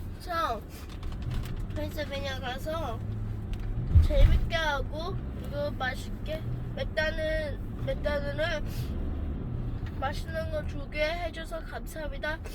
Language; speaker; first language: Korean; early bilingual, heritage; Korean